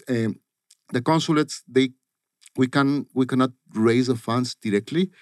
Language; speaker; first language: English; non-native, fluent; Spanish